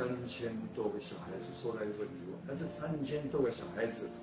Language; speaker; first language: Chinese; native; Chinese